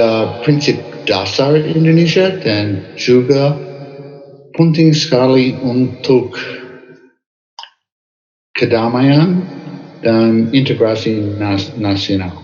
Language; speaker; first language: Indonesian; non-native, fluent; English